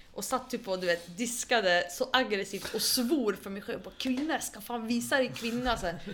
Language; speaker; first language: Swedish; early bilingual, other home language; Arabic